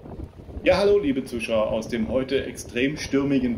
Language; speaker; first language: German; native; German